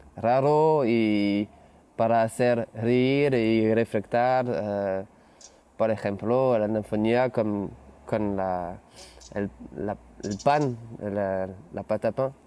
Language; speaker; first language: Spanish; non-native, learner; French